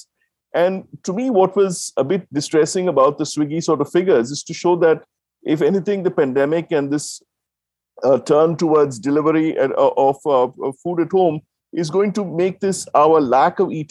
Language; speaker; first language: English; non-native, local second language; Tamil